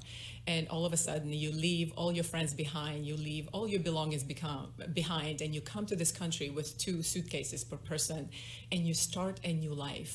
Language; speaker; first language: English; non-native, fluent; Russian